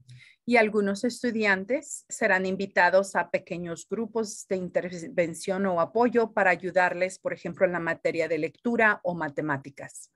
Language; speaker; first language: Spanish; early bilingual, heritage; Spanish